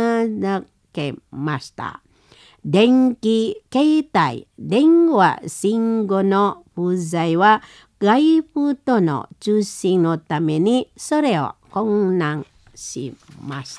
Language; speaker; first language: Japanese; non-native, learner; Indonesian